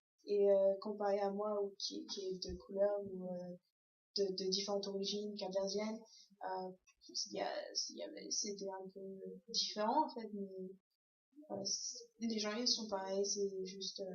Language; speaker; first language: French; early bilingual, other home language; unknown